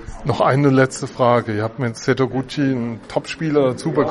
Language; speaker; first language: German; native; German